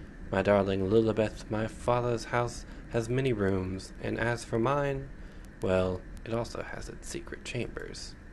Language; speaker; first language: English; native; English